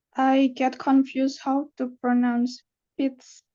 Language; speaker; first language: English; non-native, learner; Indonesian